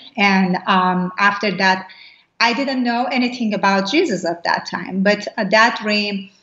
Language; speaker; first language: English; non-native, fluent; Persian